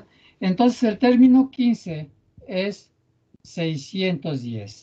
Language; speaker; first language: Spanish; native; Spanish